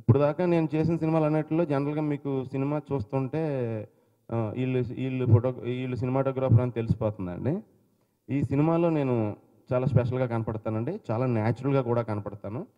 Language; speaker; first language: Telugu; native; Telugu